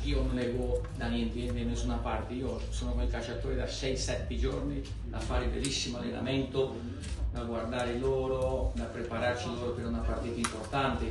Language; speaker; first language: Italian; non-native, fluent; Portuguese